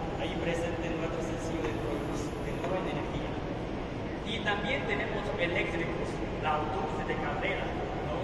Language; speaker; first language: Spanish; non-native, fluent; Chinese